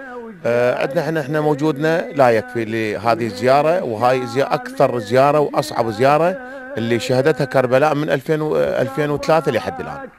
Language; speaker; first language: Arabic; native; Arabic